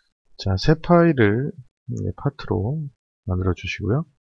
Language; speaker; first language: Korean; native; Korean